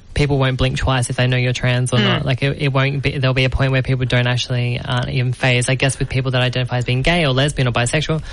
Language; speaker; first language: English; native; English